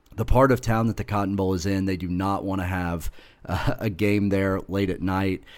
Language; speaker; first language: English; native; English